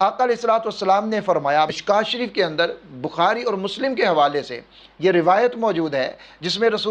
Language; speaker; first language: Urdu; native; Urdu